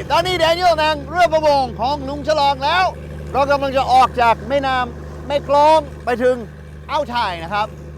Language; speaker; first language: Thai; non-native, fluent; English